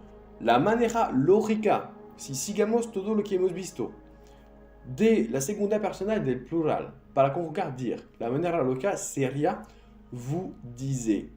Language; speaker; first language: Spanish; non-native, fluent; French